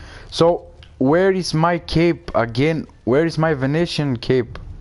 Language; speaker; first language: English; non-native, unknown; Bulgarian